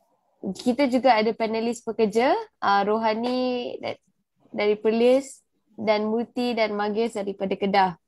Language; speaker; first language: Malay; native; Malay